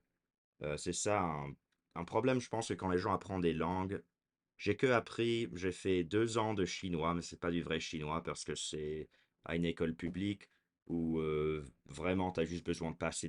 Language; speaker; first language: French; early bilingual, heritage; French